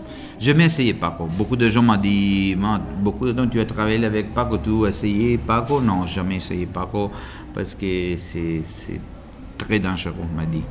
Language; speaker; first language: French; non-native, learner; Italian